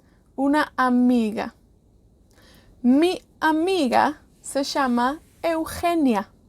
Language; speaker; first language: Spanish; non-native, fluent; Welsh